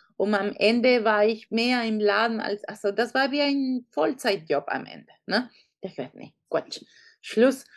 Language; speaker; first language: German; non-native, fluent; Spanish